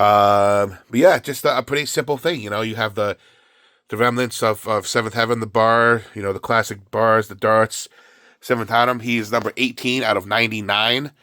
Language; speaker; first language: English; native; English